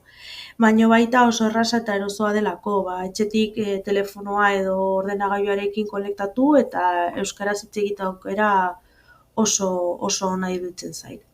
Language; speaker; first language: Basque; non-native, fluent; Spanish